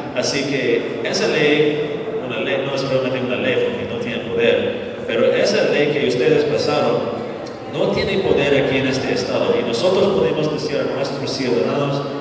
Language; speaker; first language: Spanish; non-native, fluent; English